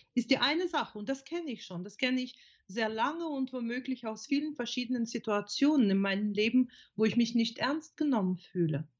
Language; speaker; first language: German; non-native, fluent; Ukrainian